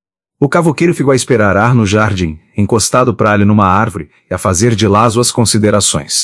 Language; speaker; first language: Portuguese; native; Portuguese